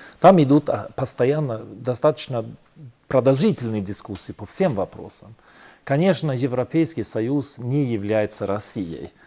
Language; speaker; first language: Russian; non-native, fluent; Swedish